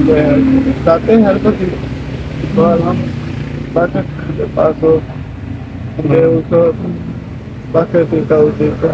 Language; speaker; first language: Filipino; non-native, learner; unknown